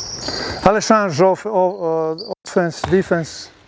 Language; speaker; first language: French; non-native, learner; Serbian